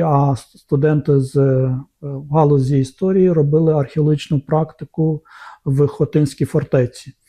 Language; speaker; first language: Ukrainian; non-native, local second language; Romanian